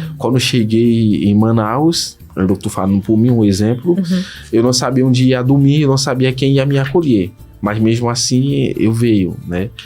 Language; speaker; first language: Portuguese; non-native, fluent; Haitian Creole